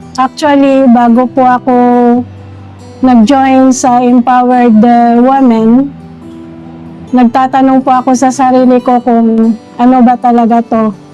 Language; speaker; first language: Filipino; non-native, local second language; Hiligaynon